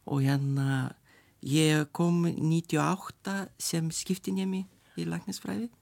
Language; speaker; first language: Icelandic; non-native, fluent; Lithuanian